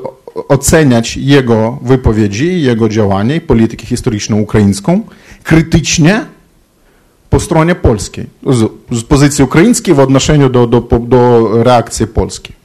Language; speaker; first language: Polish; non-native, fluent; Ukrainian